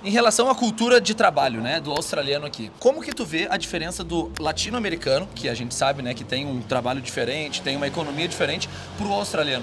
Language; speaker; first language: Portuguese; native; Portuguese